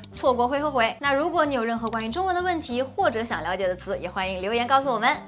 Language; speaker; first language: Chinese; native; Chinese